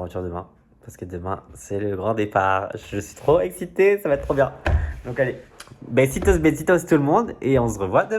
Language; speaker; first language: French; native; French